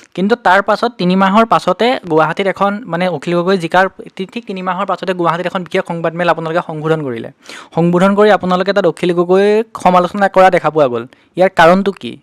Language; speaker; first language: Assamese; native; Assamese